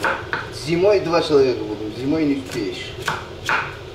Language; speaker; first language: Russian; non-native, local second language; Uzbek